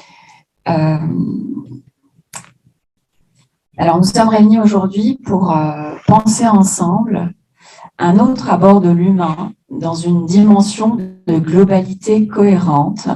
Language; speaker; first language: French; native; French